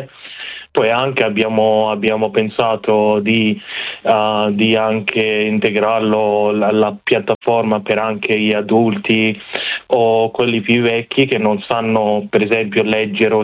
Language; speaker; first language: Italian; non-native, fluent; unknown